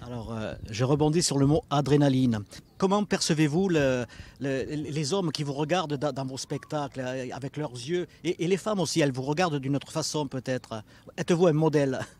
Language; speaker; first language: French; native; French